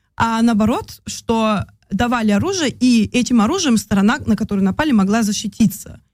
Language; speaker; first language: Russian; early bilingual, heritage; Russian